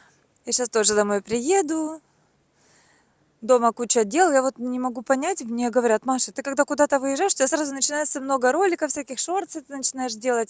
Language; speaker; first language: Russian; native; Russian